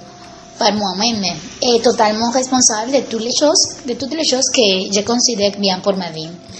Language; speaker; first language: French; non-native, learner; Spanish